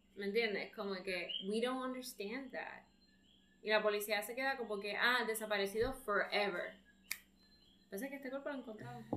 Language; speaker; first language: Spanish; early bilingual, heritage; Spanish